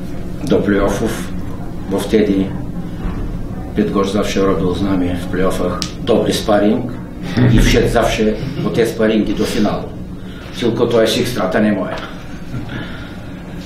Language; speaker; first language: Polish; non-native, learner; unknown